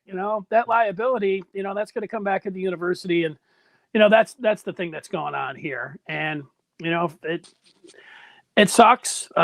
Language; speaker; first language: English; native; English